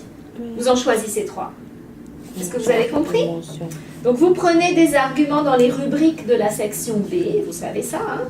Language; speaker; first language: French; native; French